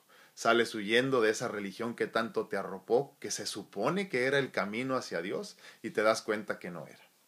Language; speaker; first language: Spanish; native; Spanish